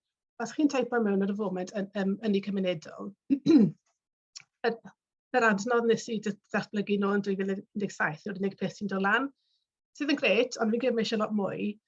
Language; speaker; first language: Welsh; native; Welsh